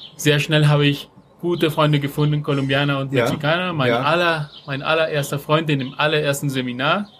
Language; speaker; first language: German; non-native, fluent; Spanish